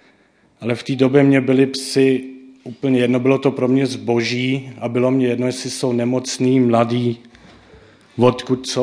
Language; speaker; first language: Czech; non-native, fluent; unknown